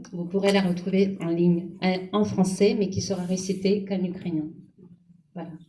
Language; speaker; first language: French; non-native, fluent; Ukrainian